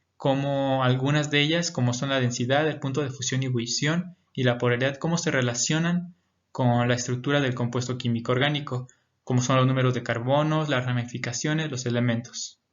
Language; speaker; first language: Spanish; native; Spanish